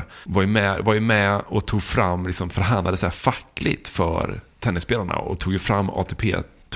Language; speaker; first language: Swedish; native; Swedish